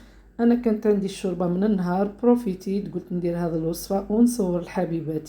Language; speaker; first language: Arabic; native; Arabic